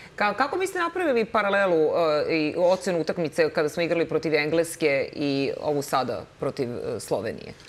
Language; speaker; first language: Serbian; native; Serbian